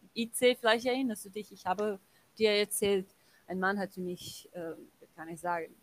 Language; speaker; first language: German; non-native, fluent; Portuguese